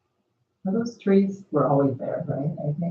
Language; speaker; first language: English; native; English